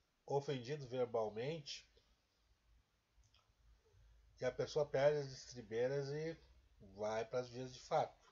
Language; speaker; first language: Portuguese; native; Portuguese